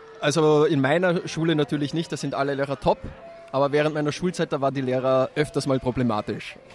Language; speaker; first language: German; native; German